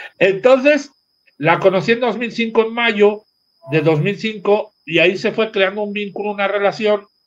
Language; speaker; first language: Spanish; native; Spanish